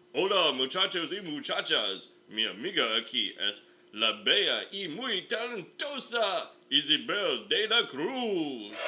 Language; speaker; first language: Spanish; non-native, learner; English